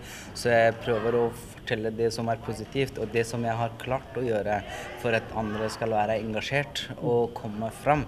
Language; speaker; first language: Norwegian; non-native, fluent; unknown